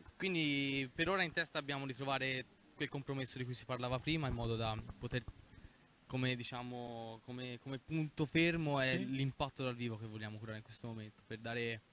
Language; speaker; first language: Italian; native; Italian